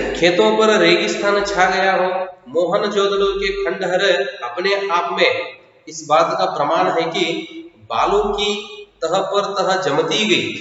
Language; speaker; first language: Hindi; non-native, local second language; Kannada